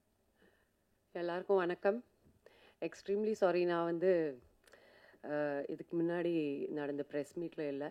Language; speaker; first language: Tamil; non-native, fluent; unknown